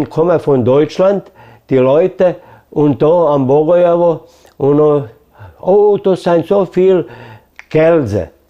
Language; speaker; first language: German; early bilingual, heritage; German